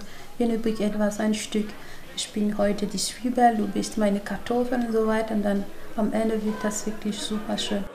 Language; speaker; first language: German; non-native, fluent; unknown